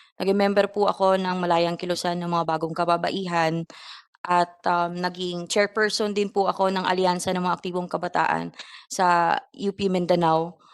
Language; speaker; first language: Filipino; non-native, local second language; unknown